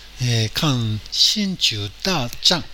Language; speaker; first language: Chinese; non-native, fluent; Japanese